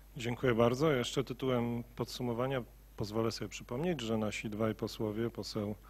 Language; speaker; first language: Polish; native; Polish